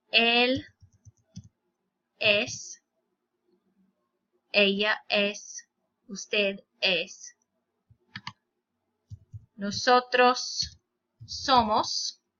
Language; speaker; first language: Spanish; non-native, fluent; English